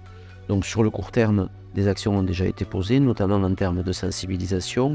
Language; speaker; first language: French; native; French